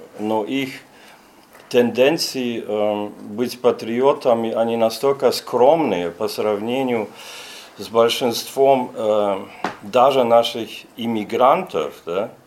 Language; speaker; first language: Russian; non-native, fluent; German